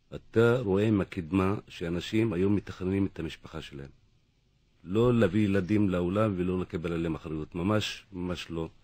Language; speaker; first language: Hebrew; non-native, local second language; Arabic